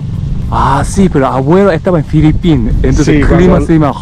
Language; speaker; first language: Spanish; non-native, learner; Japanese